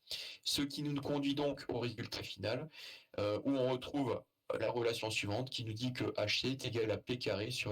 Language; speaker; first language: French; native; French